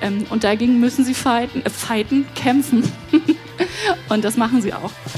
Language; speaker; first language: German; native; German